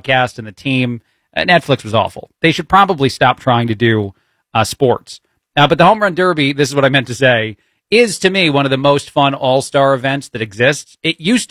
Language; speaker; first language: English; native; English